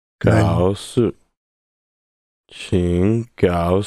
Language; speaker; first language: Chinese; non-native, learner; English